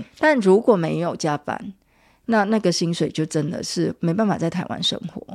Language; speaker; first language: Chinese; native; Chinese